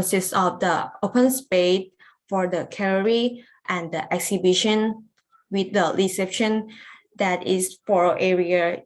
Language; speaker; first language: English; non-native, learner; Lao